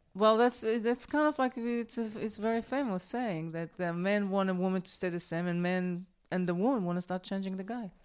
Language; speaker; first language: English; non-native, fluent; Hebrew